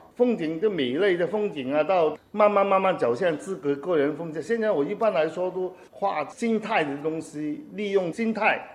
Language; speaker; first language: Chinese; non-native, fluent; Cantonese